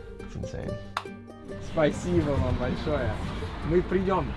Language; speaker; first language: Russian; early bilingual, other home language; English